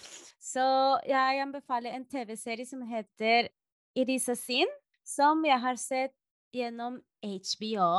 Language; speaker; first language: Norwegian; non-native, fluent; Spanish